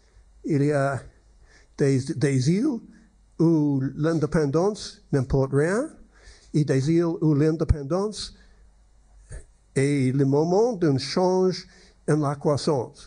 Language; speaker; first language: French; non-native, learner; English